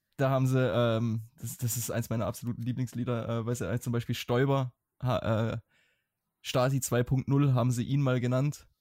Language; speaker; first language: German; native; German